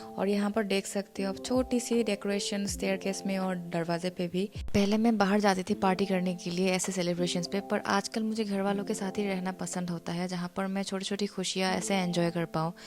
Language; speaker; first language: Hindi; non-native, local second language; Bodo